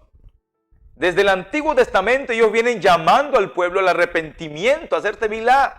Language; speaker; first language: Spanish; native; Spanish